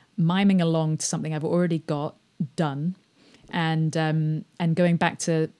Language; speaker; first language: English; native; English